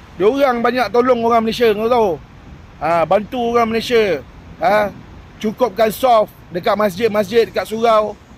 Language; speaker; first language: Malay; native; Malay